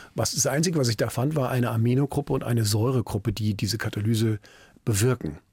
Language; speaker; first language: German; native; German